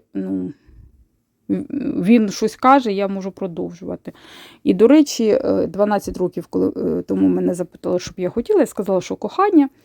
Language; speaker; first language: Ukrainian; native; Ukrainian